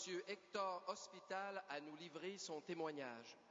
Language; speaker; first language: French; native; French